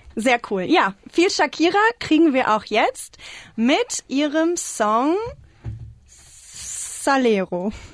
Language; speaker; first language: German; native; German